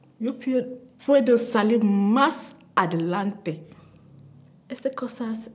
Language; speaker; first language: Spanish; non-native, learner; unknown